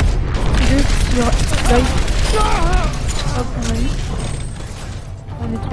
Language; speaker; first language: French; native; French